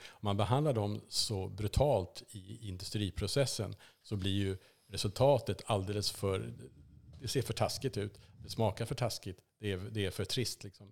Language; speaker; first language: Swedish; native; Swedish